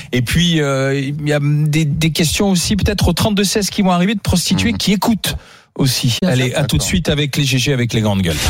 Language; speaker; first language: French; native; French